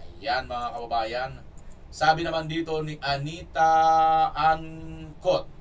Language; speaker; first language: Filipino; non-native, local second language; Cebuano